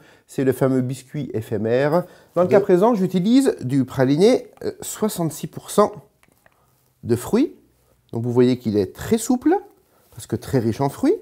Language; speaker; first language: French; native; French